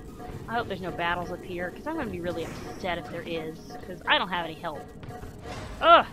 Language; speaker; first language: English; native; English